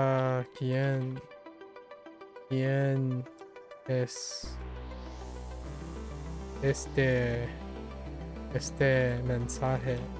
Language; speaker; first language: Spanish; non-native, learner; English